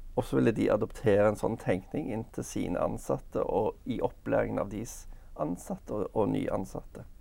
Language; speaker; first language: Norwegian; native; Norwegian